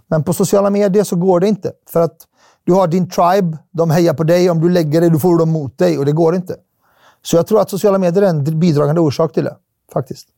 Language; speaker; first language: Swedish; early bilingual, other home language; Arabic